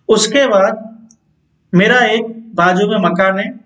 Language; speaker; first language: Hindi; non-native, local second language; Gujarati